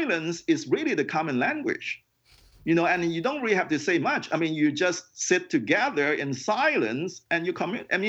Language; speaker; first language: English; non-native, local second language; Cantonese